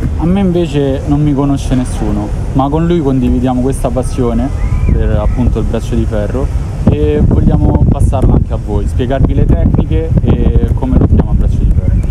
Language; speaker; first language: Italian; early bilingual, other home language; Ukrainian